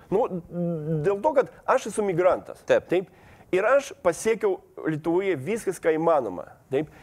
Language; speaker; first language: Lithuanian; non-native, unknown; Russian